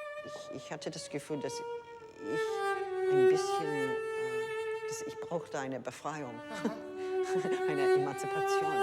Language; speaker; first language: German; non-native, learner; English